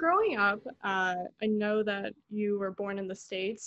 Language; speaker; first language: English; early bilingual, other home language; Korean